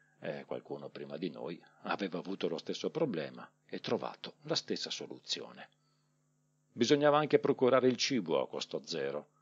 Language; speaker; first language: Italian; native; Italian